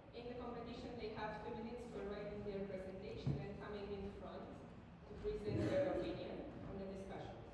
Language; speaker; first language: English; non-native, fluent; Romanian